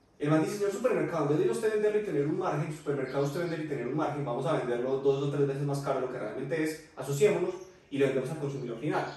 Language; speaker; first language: Spanish; native; Spanish